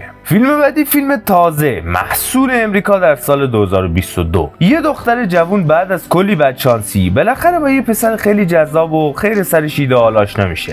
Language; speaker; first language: Persian; native; Persian